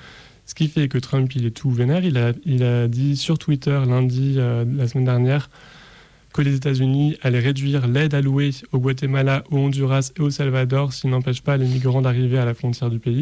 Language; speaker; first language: French; native; French